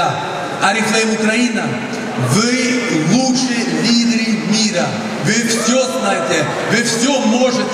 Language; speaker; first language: Russian; non-native, fluent; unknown